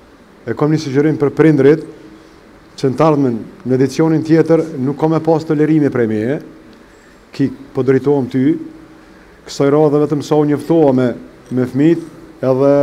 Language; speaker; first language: Albanian; native; Albanian